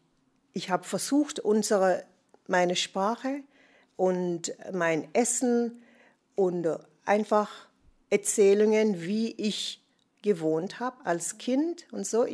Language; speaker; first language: German; non-native, fluent; English